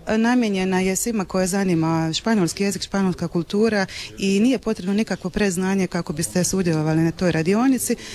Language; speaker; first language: Croatian; native; Croatian